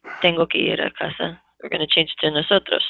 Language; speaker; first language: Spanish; non-native, fluent; English